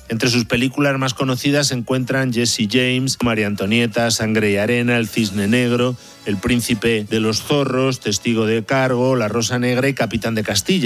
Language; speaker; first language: Spanish; native; Spanish